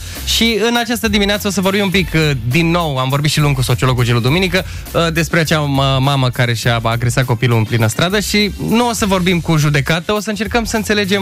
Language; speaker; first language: Romanian; native; Romanian